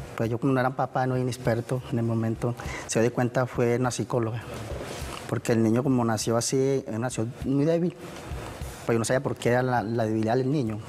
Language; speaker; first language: Spanish; native; Spanish